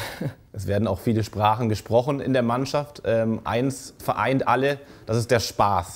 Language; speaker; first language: German; native; German